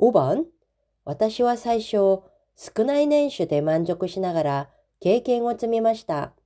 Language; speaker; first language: Japanese; non-native, fluent; Korean